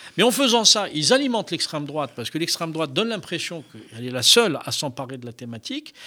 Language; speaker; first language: French; non-native, local second language; Arabic